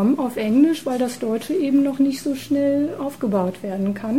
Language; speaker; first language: German; native; German